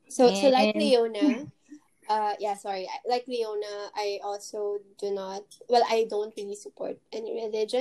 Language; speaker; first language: English; non-native, local second language; Filipino